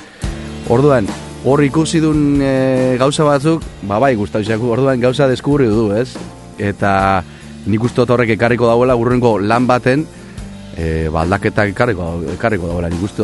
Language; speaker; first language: Basque; native; Basque